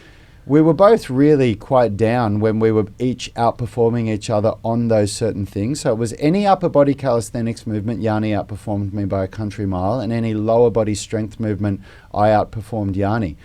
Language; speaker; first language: English; native; English